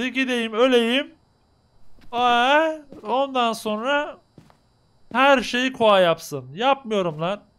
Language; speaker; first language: Turkish; native; Turkish